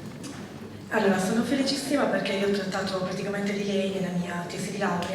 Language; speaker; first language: Italian; native; Italian